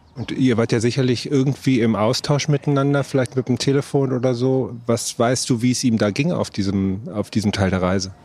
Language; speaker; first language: German; native; German